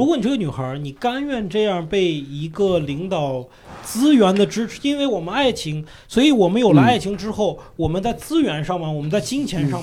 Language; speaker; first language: Chinese; native; Chinese